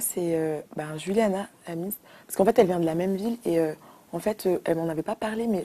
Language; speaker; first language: French; early bilingual, other home language; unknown